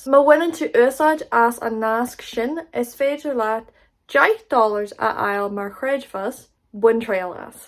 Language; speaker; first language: Irish; non-native, local second language; English